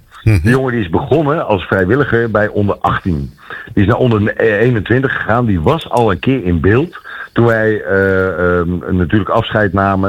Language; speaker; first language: Dutch; native; Dutch